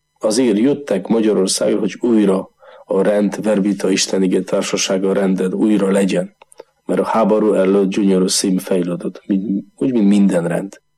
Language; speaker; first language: Hungarian; non-native, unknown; Polish